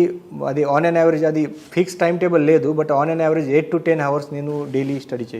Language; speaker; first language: Telugu; non-native, fluent; Marathi